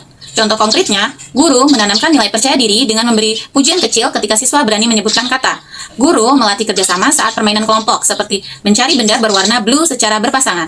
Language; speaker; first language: Indonesian; native; Indonesian